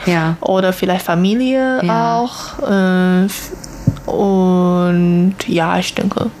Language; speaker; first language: German; non-native, learner; Chinese